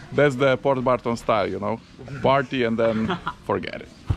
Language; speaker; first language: English; non-native, fluent; Polish